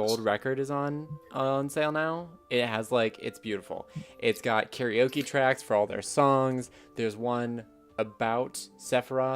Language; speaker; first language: English; native; English